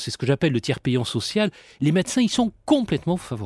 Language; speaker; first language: French; native; French